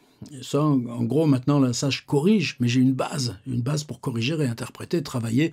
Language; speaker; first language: French; native; French